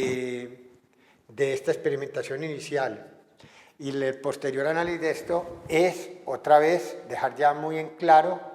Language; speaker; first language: Spanish; native; Spanish